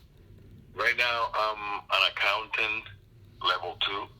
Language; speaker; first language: English; non-native, fluent; Spanish